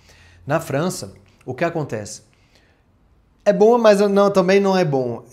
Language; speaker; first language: Portuguese; non-native, fluent; French